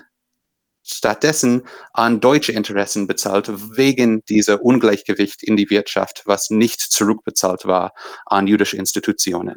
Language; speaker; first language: German; non-native, fluent; English